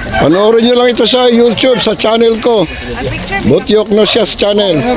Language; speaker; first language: Filipino; non-native, local second language; Cebuano